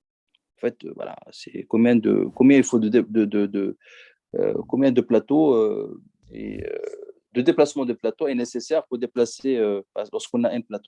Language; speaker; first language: French; native; French